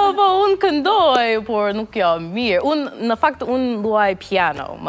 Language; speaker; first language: Albanian; non-native, learner; English